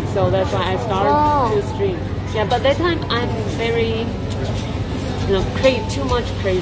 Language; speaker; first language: English; non-native, learner; Chinese